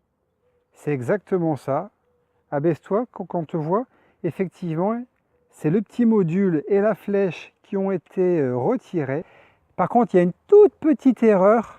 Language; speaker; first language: French; native; French